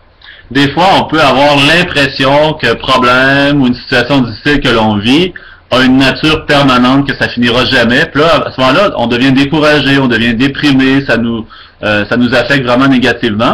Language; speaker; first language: French; native; French